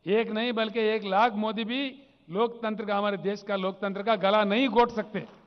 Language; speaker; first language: Hindi; non-native, local second language; Telugu